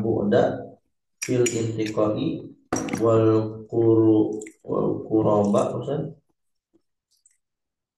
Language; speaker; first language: Arabic; non-native, learner; Indonesian